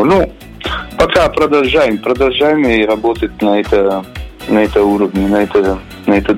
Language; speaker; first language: Russian; non-native, learner; Italian